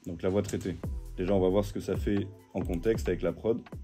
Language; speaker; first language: French; native; French